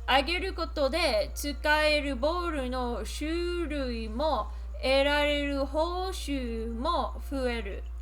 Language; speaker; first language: Japanese; non-native, learner; English